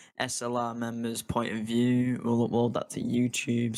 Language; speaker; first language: English; native; English